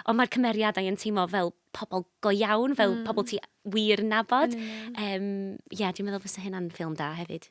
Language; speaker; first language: Welsh; native; Welsh